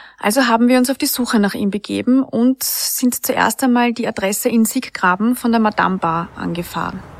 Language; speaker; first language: German; native; German